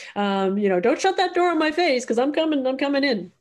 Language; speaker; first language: English; native; English